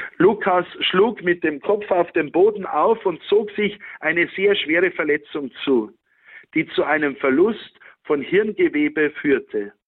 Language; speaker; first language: German; native; German